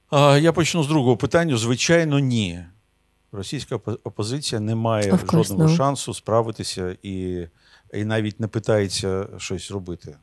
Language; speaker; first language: Ukrainian; non-native, local second language; Russian